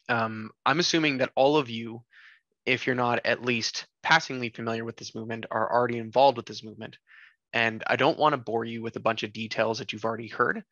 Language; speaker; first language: English; native; English